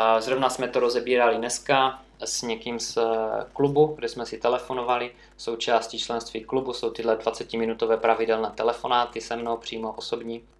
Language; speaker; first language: Czech; native; Czech